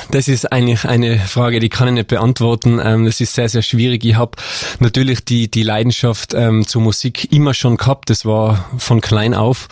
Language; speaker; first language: German; native; German